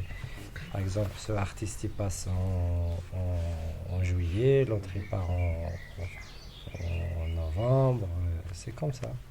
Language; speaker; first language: French; non-native, local second language; Arabic